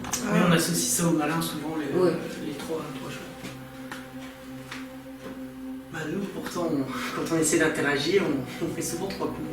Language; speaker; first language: French; native; French